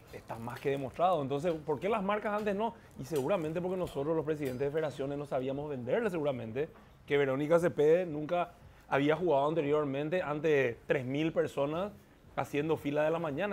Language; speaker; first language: Spanish; native; Spanish